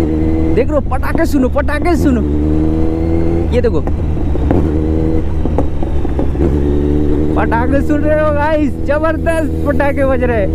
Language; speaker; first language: Hindi; native; Hindi